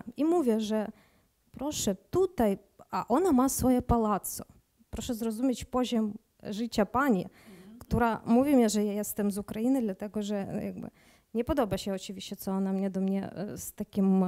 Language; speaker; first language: Polish; non-native, learner; Ukrainian